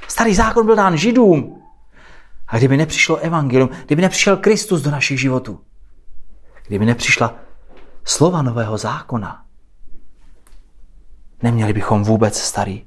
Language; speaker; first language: Czech; native; Czech